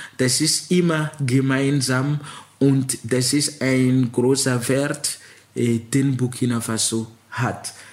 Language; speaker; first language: German; non-native, fluent; Mossi